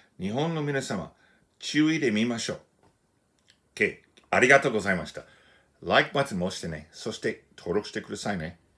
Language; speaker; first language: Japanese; non-native, fluent; English